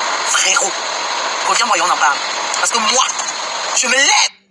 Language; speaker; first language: French; non-native, local second language; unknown